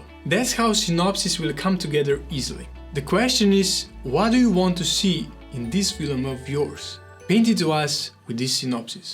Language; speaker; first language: English; non-native, fluent; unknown